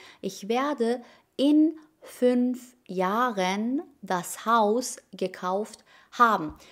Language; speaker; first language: German; non-native, fluent; Persian